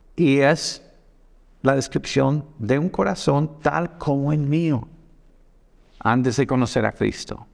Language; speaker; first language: Spanish; non-native, fluent; English